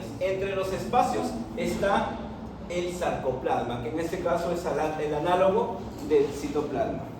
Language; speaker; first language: Spanish; native; Spanish